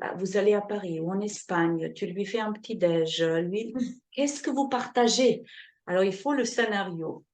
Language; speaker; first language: French; non-native, fluent; Slovenian